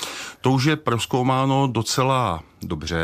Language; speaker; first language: Czech; native; Czech